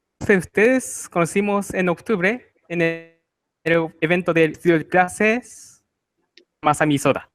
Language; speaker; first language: Spanish; non-native, learner; Japanese